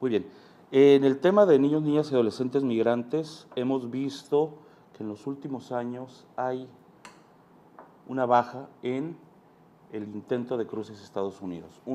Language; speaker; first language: Spanish; native; Spanish